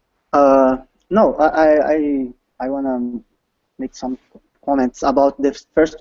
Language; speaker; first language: English; non-native, learner; Portuguese